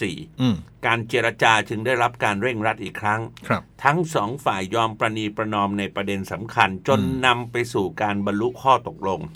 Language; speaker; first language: Thai; native; Thai